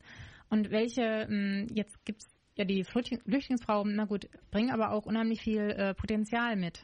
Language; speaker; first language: German; native; German